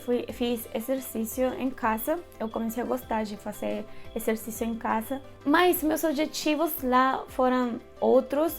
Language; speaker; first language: Portuguese; non-native, fluent; Spanish